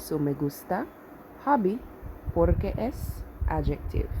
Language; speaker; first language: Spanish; non-native, fluent; English